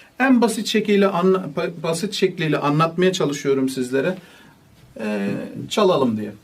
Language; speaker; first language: Turkish; native; Turkish